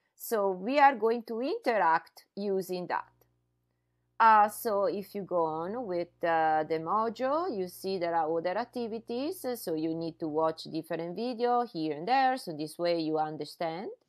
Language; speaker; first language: English; non-native, fluent; Italian